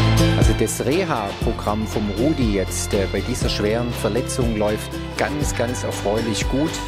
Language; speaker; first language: German; native; German